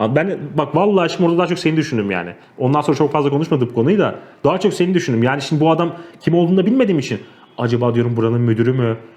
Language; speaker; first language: Turkish; native; Turkish